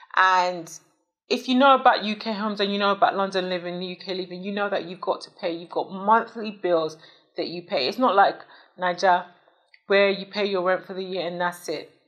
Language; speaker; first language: English; native; English